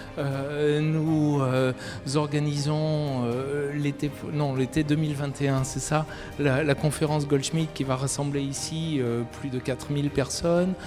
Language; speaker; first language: French; native; French